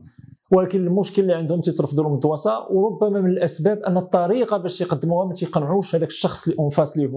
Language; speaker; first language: Arabic; native; Arabic